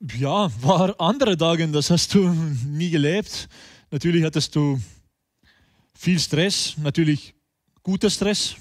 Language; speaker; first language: German; non-native, learner; Estonian